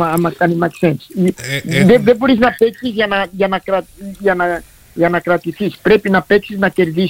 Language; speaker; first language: Greek; early bilingual, heritage; Greek